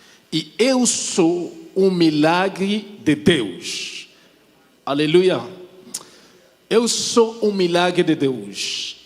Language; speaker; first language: Portuguese; non-native, fluent; French